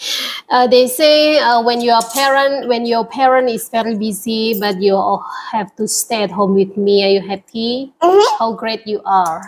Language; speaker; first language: English; non-native, learner; Indonesian